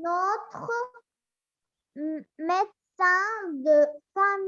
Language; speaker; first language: French; non-native, learner; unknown